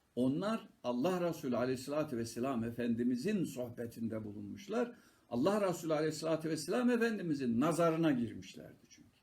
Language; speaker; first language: Turkish; native; Turkish